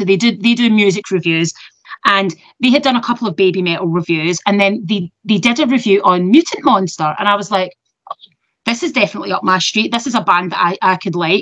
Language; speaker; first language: English; native; English